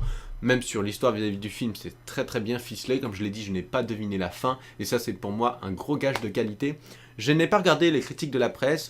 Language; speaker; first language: French; native; French